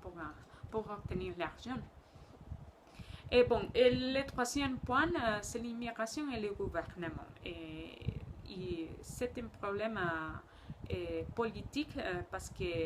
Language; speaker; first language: French; non-native, learner; Spanish